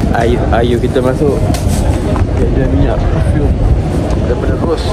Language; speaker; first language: Malay; native; Malay